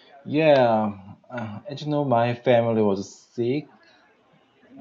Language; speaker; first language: English; non-native, learner; Korean